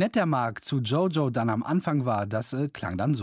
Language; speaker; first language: German; native; German